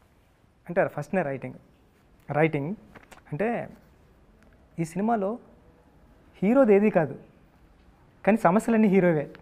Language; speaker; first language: Telugu; native; Telugu